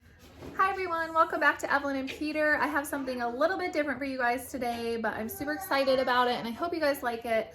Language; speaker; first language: English; native; English